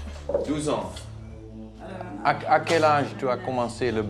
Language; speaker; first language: French; non-native, learner; Dutch